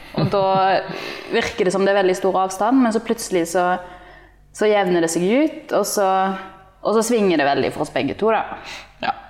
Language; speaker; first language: Norwegian; native; Norwegian